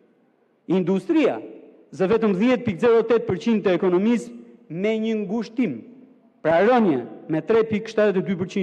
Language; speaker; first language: Albanian; native; Albanian